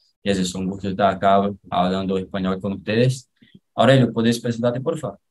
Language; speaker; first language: Spanish; non-native, learner; Portuguese